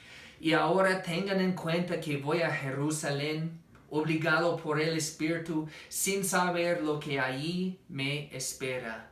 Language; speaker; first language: Spanish; non-native, fluent; English